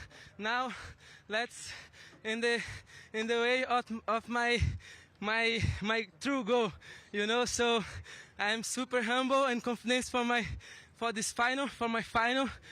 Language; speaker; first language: English; non-native, learner; Portuguese